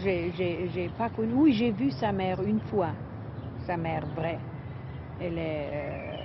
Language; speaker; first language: French; non-native, fluent; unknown